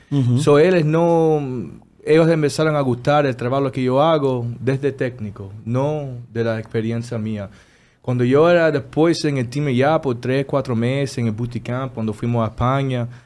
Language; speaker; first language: Spanish; non-native, learner; Portuguese